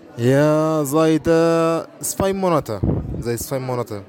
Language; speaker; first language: German; non-native, learner; Arabic